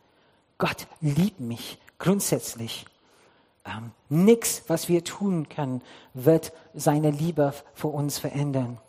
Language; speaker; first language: German; non-native, fluent; English